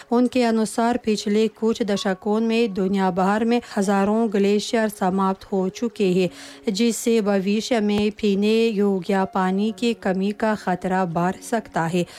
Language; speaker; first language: Hindi; non-native, fluent; Tajik